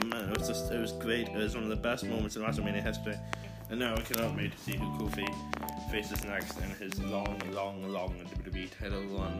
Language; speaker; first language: English; native; English